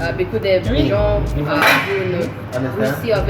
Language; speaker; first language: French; non-native, learner; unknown